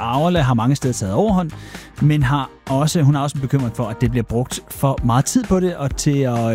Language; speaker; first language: Danish; native; Danish